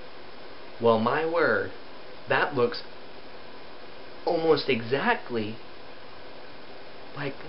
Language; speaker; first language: English; native; English